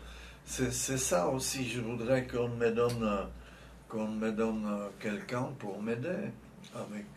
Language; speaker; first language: French; non-native, fluent; Czech